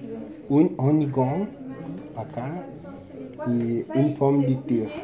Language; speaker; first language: French; non-native, learner; Portuguese